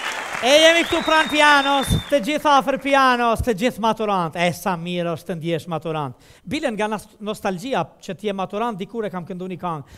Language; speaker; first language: Albanian; native; Albanian